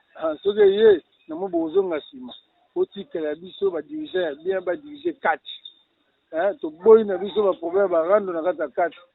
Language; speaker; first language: Lingala; native; Lingala